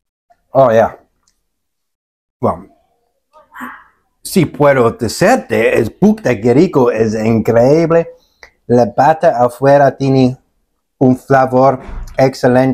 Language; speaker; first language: Spanish; non-native, learner; English